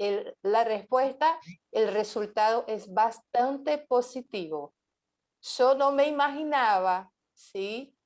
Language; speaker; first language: Spanish; non-native, fluent; Portuguese